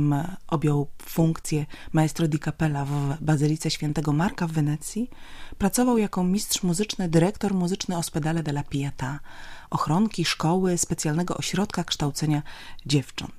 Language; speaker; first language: Polish; native; Polish